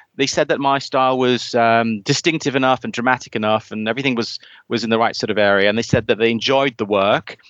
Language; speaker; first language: English; native; English